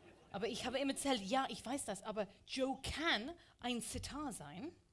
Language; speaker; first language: German; non-native, fluent; English